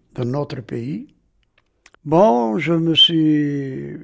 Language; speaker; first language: French; non-native, local second language; Arabic